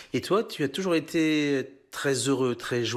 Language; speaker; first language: French; native; French